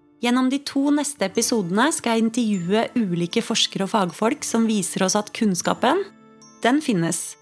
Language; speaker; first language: Norwegian; native; Norwegian